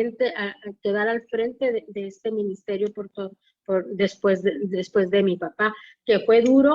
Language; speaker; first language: Spanish; native; Spanish